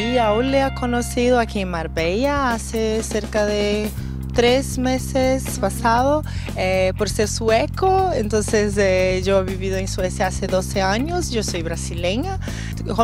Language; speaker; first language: Spanish; non-native, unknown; Portuguese